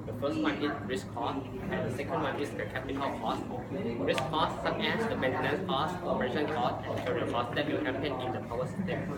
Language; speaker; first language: English; non-native, learner; Thai